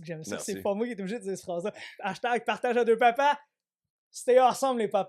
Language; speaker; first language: French; native; French